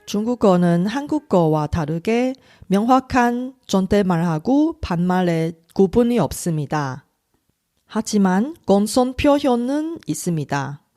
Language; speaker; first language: Korean; non-native, fluent; Chinese